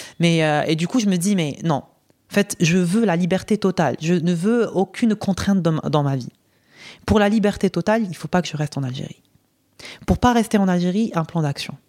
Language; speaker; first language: French; non-native, local second language; Arabic